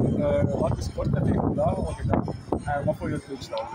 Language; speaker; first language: Dutch; native; Dutch